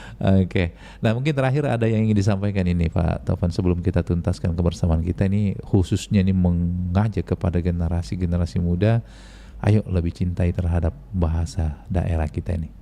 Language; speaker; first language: Indonesian; native; Indonesian